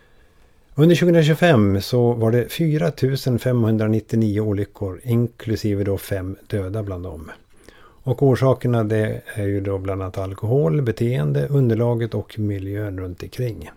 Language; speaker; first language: Swedish; native; Swedish